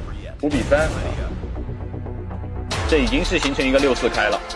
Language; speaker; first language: Chinese; native; Chinese